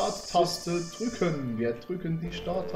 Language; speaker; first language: German; native; German